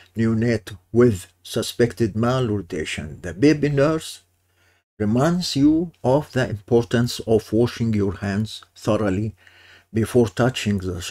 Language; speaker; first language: English; non-native, fluent; Arabic